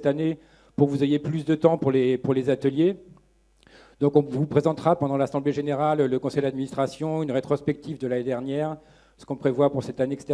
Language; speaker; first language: French; native; French